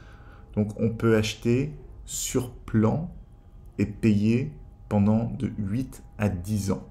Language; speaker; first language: French; native; French